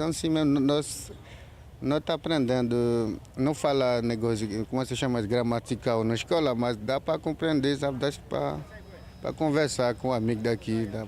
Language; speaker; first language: Portuguese; non-native, learner; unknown